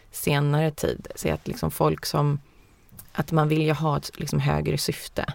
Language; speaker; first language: Swedish; early bilingual, heritage; Swedish